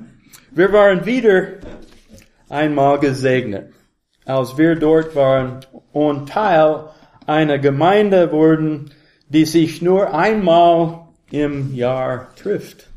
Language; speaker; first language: German; non-native, learner; English